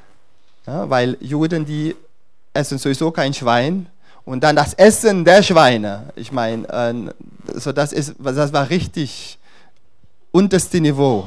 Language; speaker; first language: German; non-native, fluent; Dutch